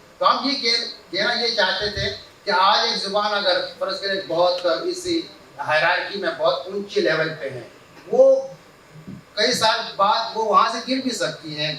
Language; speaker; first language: Urdu; non-native, local second language; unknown